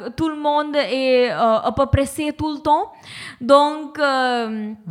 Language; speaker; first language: French; non-native, learner; Hindi